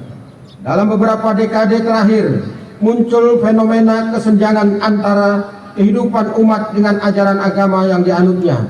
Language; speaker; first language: Indonesian; native; Indonesian